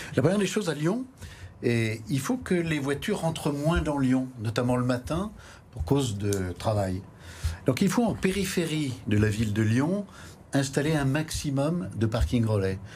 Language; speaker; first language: French; native; French